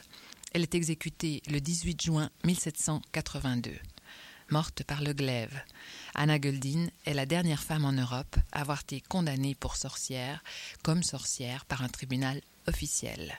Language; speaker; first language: French; native; French